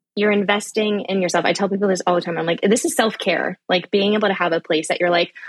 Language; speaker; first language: English; native; English